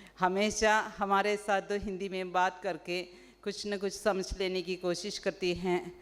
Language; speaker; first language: Hindi; non-native, local second language; Malayalam